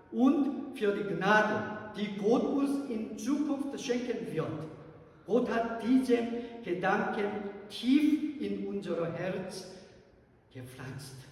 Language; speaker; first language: German; non-native, learner; Korean